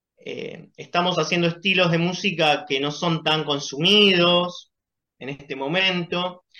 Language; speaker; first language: Spanish; native; Spanish